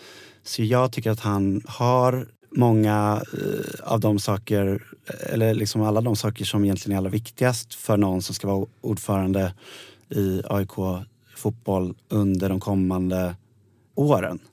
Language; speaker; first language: Swedish; native; Swedish